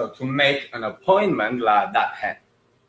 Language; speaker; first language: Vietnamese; non-native, fluent; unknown